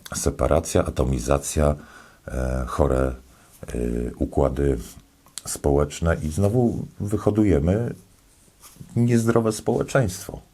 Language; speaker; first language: Polish; native; Polish